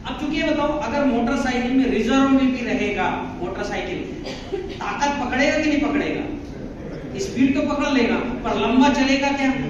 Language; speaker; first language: Hindi; non-native, local second language; Marathi